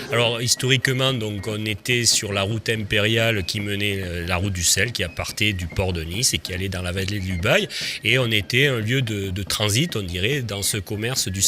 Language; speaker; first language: French; native; French